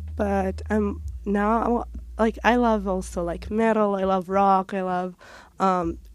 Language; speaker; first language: English; non-native, fluent; Hebrew